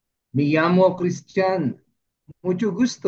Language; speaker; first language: Spanish; non-native, learner; Filipino